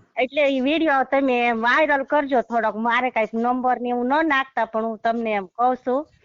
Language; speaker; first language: Gujarati; non-native, local second language; Vasavi